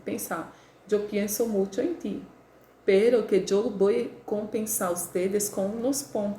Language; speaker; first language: Spanish; non-native, fluent; Portuguese